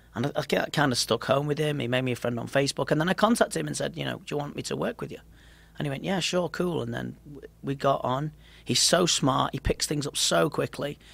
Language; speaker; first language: English; native; English